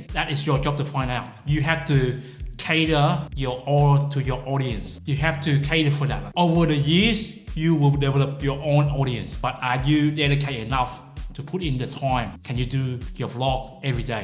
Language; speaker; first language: English; non-native, fluent; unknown